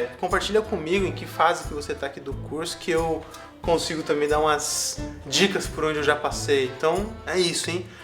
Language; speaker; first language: Portuguese; native; Portuguese